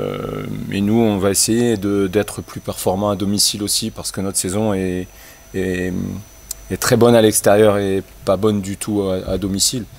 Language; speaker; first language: French; native; French